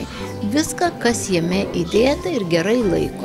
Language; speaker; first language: Lithuanian; native; Lithuanian